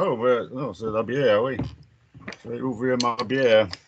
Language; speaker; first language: French; non-native, fluent; English